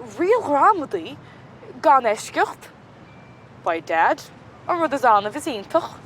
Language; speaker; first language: Irish; native; Irish